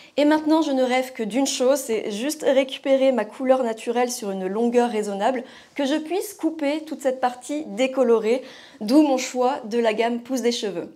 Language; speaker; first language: French; native; French